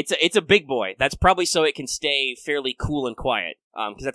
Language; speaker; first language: English; native; English